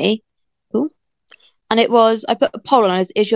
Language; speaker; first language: English; native; English